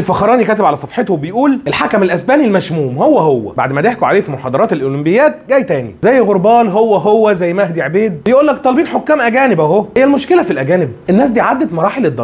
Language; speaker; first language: Arabic; native; Arabic